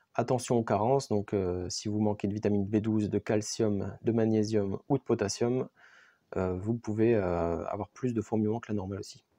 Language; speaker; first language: French; native; French